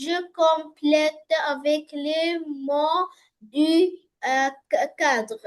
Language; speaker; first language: French; non-native, learner; Arabic